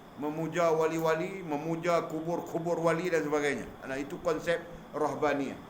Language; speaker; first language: Malay; native; Malay